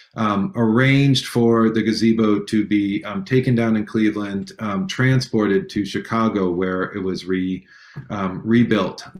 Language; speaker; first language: English; native; English